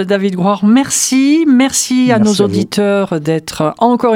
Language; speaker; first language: French; native; French